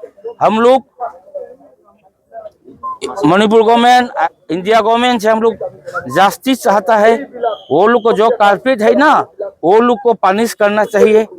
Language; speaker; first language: Hindi; non-native, local second language; Manipuri